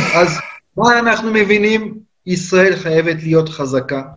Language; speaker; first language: Hebrew; non-native, fluent; Turkish